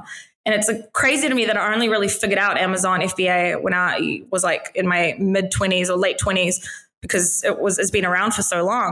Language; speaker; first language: English; native; English